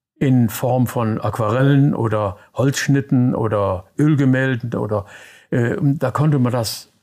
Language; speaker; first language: German; native; German